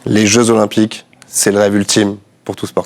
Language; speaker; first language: French; native; French